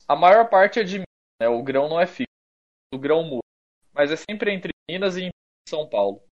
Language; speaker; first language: Portuguese; native; Portuguese